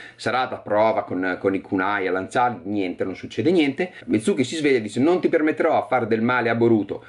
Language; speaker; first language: Italian; native; Italian